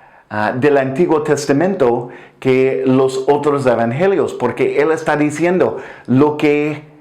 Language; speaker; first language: Spanish; non-native, fluent; English